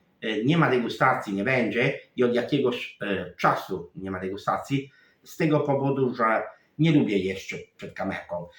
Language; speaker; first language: Polish; non-native, fluent; Italian